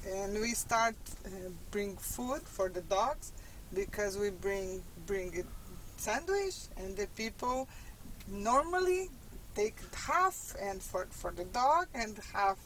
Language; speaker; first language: English; non-native, learner; Portuguese